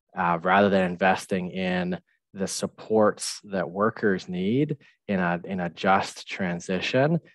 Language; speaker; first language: English; native; English